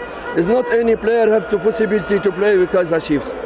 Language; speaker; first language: English; non-native, learner; French